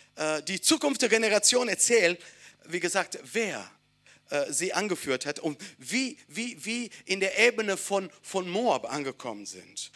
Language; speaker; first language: German; non-native, fluent; Italian